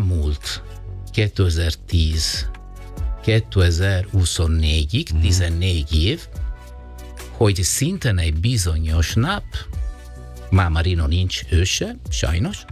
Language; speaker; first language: Hungarian; non-native, learner; Italian